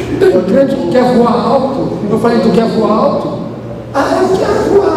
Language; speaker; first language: Portuguese; native; Portuguese